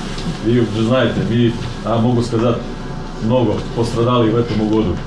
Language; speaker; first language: Russian; non-native, fluent; Serbian